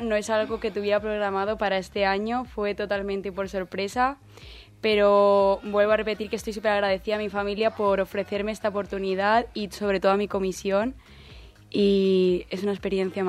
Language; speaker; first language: Spanish; native; Spanish